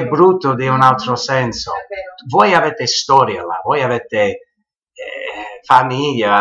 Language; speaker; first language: Italian; early bilingual, heritage; English